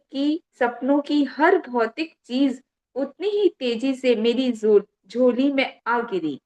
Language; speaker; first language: Hindi; native; Hindi